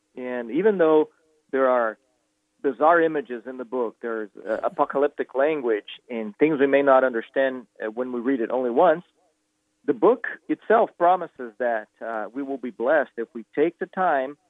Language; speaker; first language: English; non-native, fluent; Portuguese